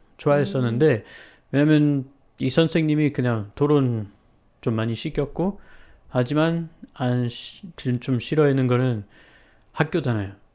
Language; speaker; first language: Korean; non-native, fluent; French